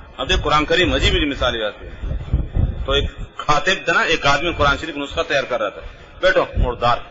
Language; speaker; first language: Urdu; non-native, local second language; Pashto